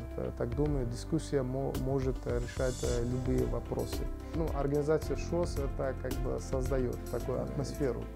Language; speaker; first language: Russian; non-native, local second language; Uzbek